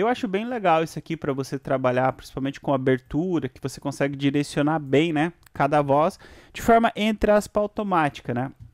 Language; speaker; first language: Portuguese; native; Portuguese